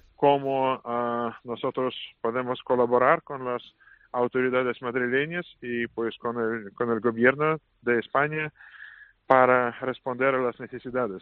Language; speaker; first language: Spanish; non-native, fluent; Russian